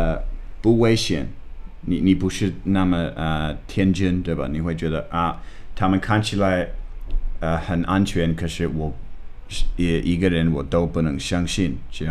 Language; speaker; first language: Chinese; non-native, fluent; English